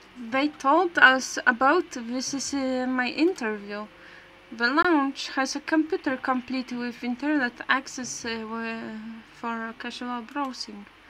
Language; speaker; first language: English; non-native, learner; Polish